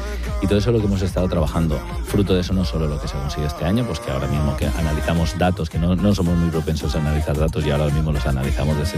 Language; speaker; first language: Spanish; native; Spanish